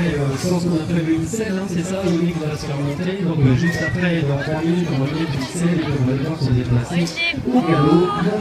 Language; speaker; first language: French; native; French